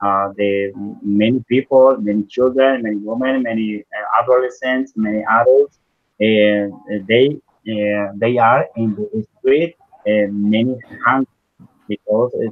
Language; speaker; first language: English; non-native, learner; Spanish